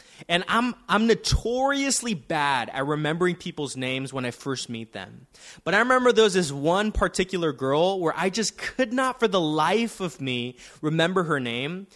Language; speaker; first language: English; native; English